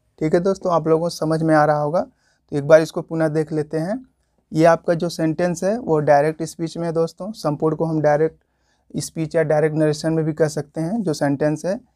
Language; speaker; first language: Hindi; native; Hindi